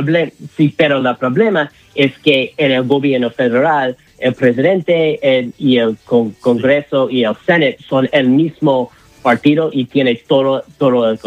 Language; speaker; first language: Spanish; non-native, learner; English